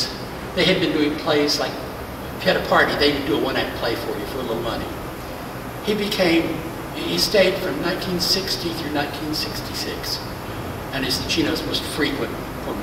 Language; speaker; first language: English; native; English